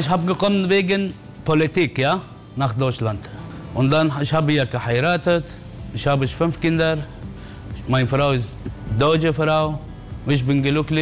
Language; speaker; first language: German; non-native, learner; Turkish